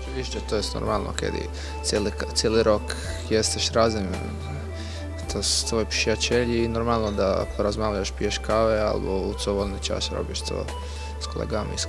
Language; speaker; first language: Polish; non-native, learner; Croatian